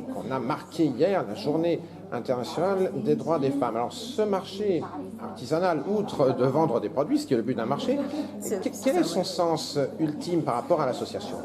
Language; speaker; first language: French; native; French